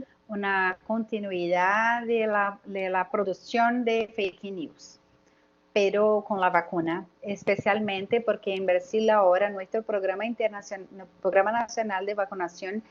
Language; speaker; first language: Spanish; non-native, learner; Portuguese